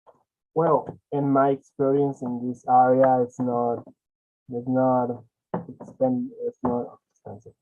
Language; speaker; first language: English; non-native, learner; Spanish